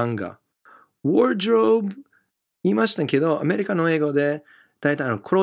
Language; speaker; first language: Japanese; non-native, fluent; English